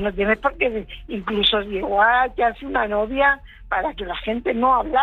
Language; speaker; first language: Spanish; native; Spanish